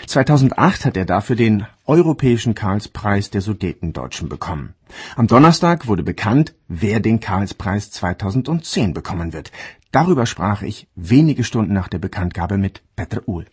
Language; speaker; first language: German; native; German